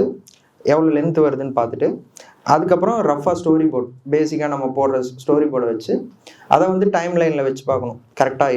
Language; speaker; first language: Tamil; native; Tamil